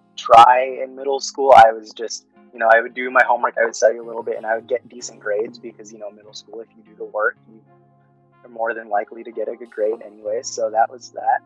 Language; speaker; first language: English; early bilingual, other home language; Filipino